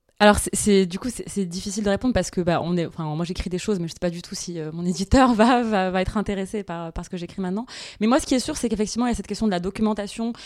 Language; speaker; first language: French; non-native, local second language; Arabic